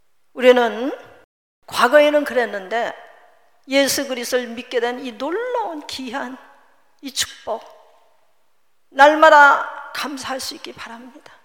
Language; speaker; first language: Korean; native; Korean